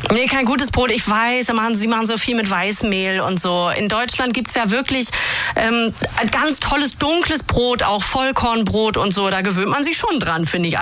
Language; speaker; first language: German; native; German